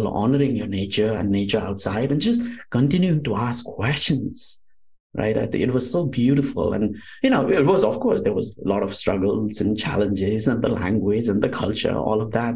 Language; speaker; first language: English; non-native, local second language; Nepali